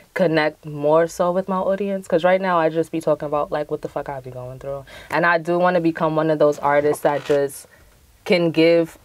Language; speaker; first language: English; native; English